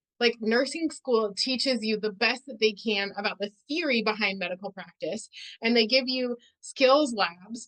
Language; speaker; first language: English; native; English